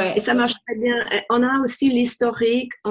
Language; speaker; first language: French; non-native, fluent; English